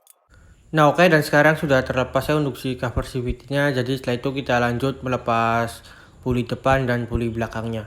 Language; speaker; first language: Indonesian; native; Indonesian